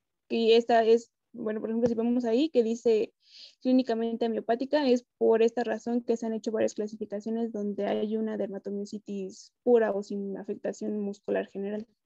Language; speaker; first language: Spanish; native; Spanish